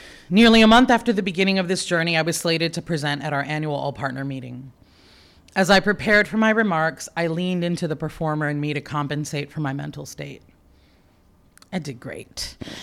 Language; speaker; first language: English; early bilingual, other home language; Spanish